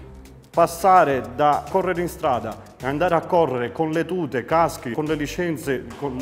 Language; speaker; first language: Italian; native; Italian